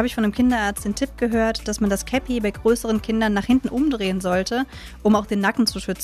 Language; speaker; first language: German; native; German